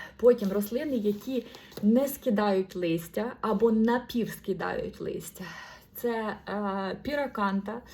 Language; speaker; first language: Ukrainian; non-native, local second language; Russian